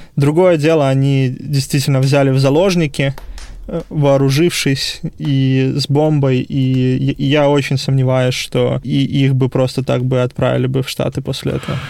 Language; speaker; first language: Russian; native; Russian